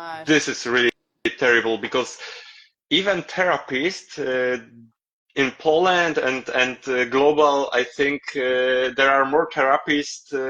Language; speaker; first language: English; non-native, learner; Polish